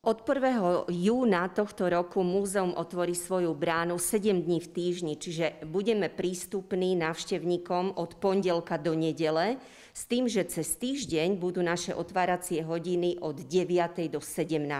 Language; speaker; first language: Slovak; native; Slovak